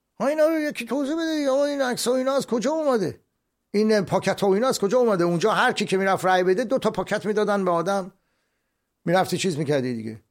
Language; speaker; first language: Persian; native; Persian